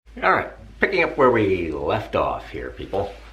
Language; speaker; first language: English; native; English